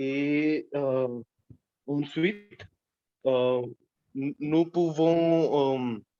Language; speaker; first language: French; non-native, learner; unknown